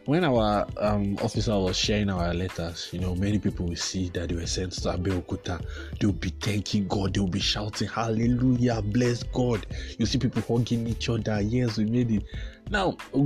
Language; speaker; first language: English; non-native, local second language; Yoruba